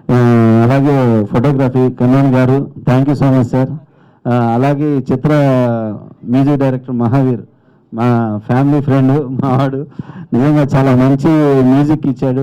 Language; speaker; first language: Telugu; native; Telugu